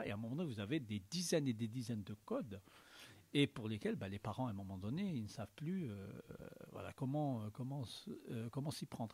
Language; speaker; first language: French; native; French